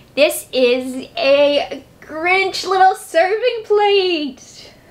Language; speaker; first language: English; native; English